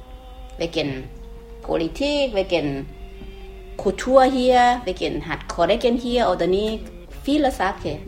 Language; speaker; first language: German; non-native, learner; Thai